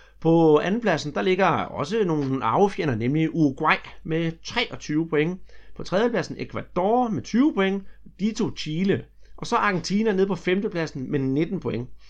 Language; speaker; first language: Danish; native; Danish